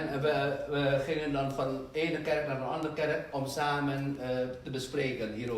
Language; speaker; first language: Dutch; non-native, fluent; Indonesian